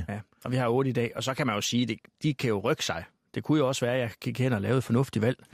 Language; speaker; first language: Danish; native; Danish